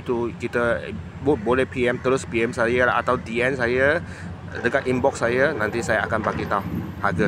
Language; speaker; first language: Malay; non-native, local second language; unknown